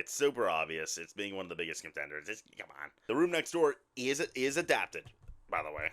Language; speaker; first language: English; native; English